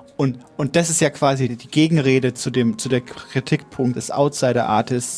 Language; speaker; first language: German; native; German